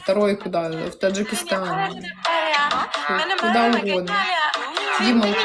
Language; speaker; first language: Russian; native; Russian